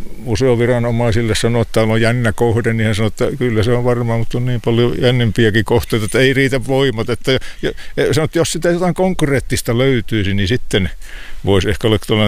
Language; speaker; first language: Finnish; native; Finnish